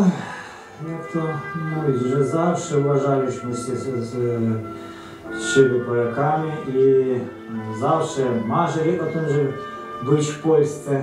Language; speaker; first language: Polish; early bilingual, heritage; Russian